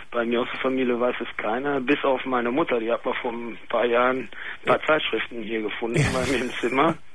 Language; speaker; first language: German; early bilingual, other home language; Turkish